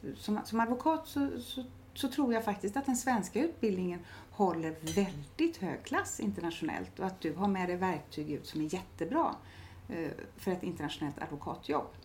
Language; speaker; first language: Swedish; native; Swedish